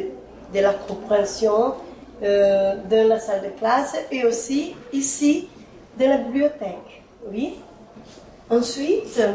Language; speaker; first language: French; non-native, fluent; Portuguese